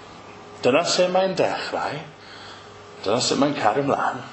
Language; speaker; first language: Welsh; native; Welsh